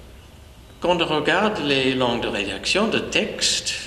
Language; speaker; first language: French; non-native, fluent; English